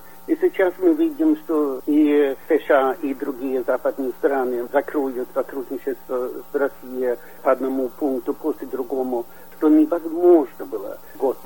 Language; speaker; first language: Russian; non-native, fluent; Swedish